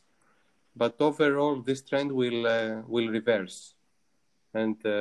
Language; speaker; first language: English; non-native, fluent; Greek